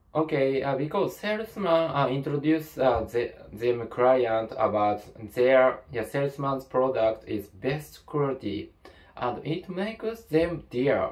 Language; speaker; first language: English; non-native, learner; Japanese